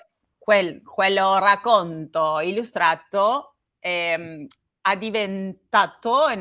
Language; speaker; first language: Italian; non-native, learner; Spanish